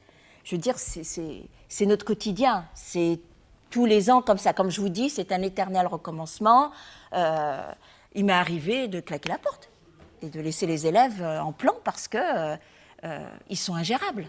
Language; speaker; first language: French; native; French